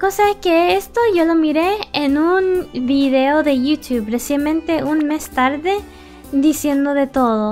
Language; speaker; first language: Spanish; early bilingual, heritage; Spanish